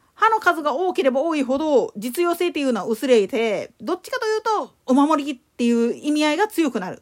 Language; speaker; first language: Japanese; native; Japanese